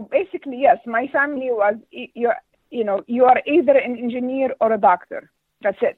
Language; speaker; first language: English; non-native, fluent; Arabic